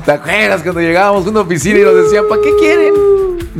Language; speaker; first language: Spanish; native; Spanish